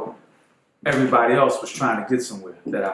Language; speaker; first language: English; native; English